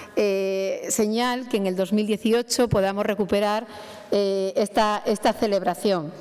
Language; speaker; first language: Spanish; native; Spanish